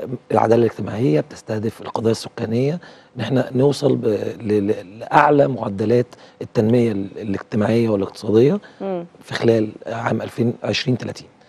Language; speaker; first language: Arabic; native; Arabic